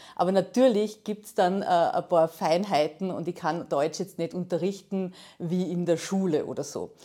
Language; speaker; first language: German; native; German